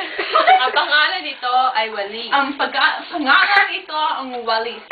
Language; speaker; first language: Filipino; non-native, learner; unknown